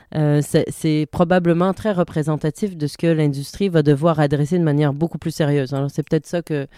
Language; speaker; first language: French; native; French